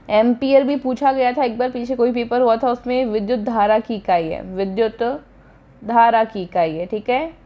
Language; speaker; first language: Hindi; native; Hindi